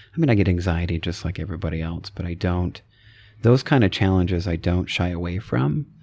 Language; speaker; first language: English; native; English